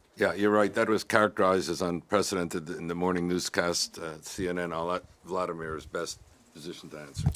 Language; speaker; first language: English; native; English